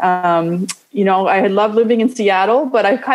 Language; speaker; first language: English; native; English